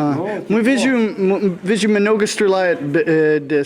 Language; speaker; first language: Russian; non-native, learner; English